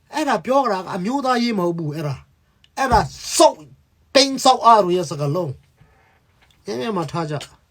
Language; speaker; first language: Burmese; non-native, local second language; Hakha Chin